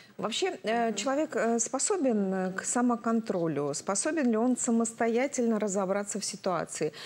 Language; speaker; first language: Russian; native; Russian